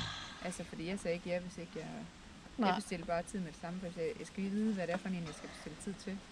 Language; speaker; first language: Danish; native; Danish